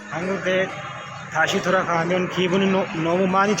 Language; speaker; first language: Korean; non-native, learner; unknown